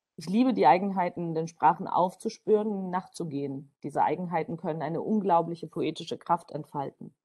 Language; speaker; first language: German; non-native, fluent; Georgian